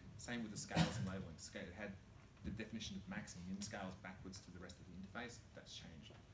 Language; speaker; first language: English; native; English